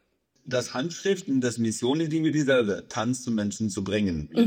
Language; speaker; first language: German; non-native, fluent; English